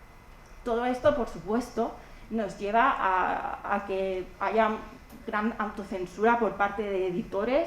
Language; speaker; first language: Spanish; native; Spanish